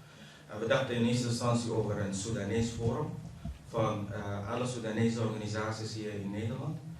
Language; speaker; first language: Dutch; non-native, fluent; Arabic